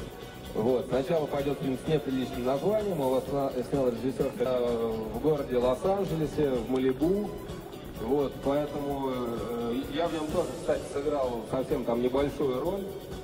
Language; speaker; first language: Russian; native; Russian